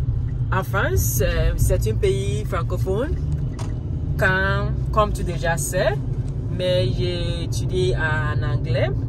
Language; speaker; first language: French; non-native, learner; Akan